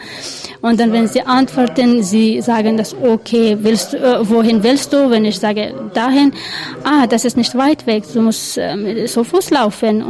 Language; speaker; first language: German; non-native, learner; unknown